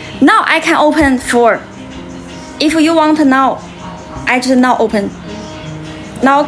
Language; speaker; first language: English; non-native, learner; Thai